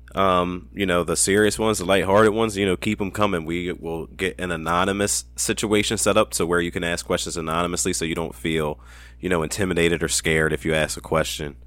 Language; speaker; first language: English; native; English